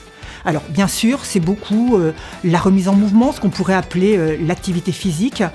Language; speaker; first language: French; native; French